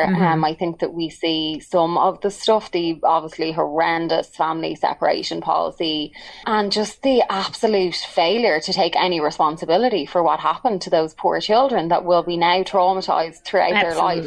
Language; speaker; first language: English; native; English